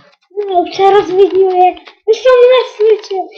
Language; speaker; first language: Czech; non-native, learner; Slovak